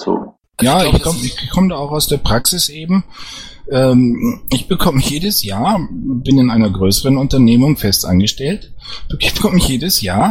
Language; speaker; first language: German; native; German